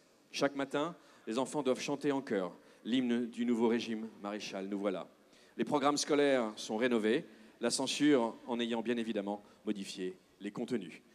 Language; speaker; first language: French; native; French